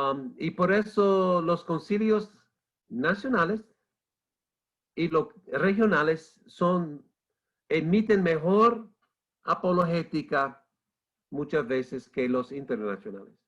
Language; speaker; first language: Spanish; non-native, fluent; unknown